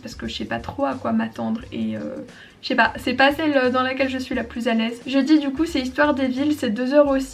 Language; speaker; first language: French; native; French